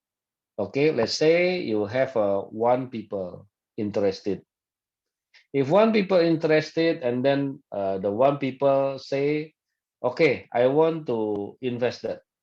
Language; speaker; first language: English; non-native, fluent; Indonesian